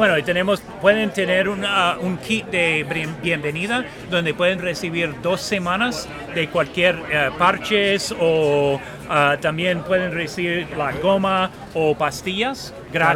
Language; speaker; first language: Spanish; non-native, fluent; English